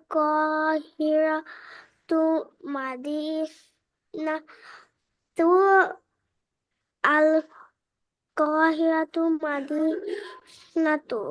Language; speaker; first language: Arabic; non-native, learner; Bangla